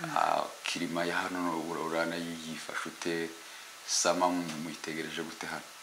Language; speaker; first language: Kinyarwanda; native; Kinyarwanda